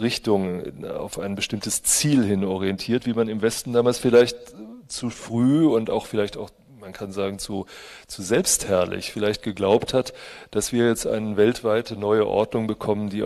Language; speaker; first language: German; native; German